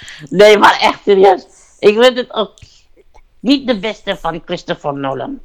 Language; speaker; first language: Dutch; non-native, learner; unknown